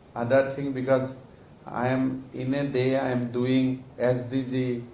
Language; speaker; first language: English; non-native, local second language; Assamese